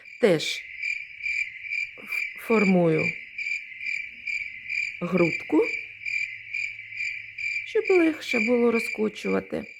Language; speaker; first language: Ukrainian; native; Ukrainian